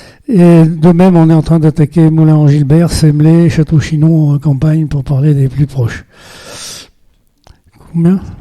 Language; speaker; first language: French; native; French